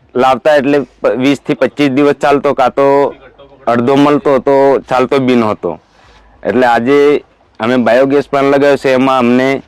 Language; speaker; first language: Gujarati; native; Gujarati